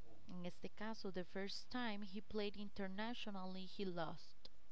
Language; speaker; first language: English; non-native, fluent; Spanish